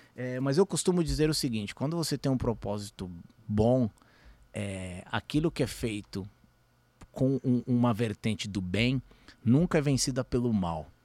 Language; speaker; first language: Portuguese; early bilingual, other home language; Spanish